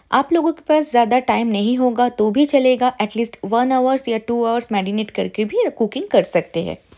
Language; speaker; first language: Hindi; non-native, local second language; Bangla